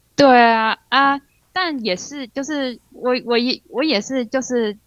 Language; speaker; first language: Chinese; native; Chinese